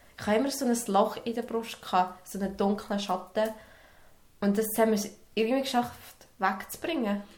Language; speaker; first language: German; early bilingual, other home language; Serbian